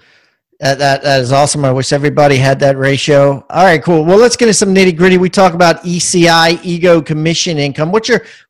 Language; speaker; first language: English; native; English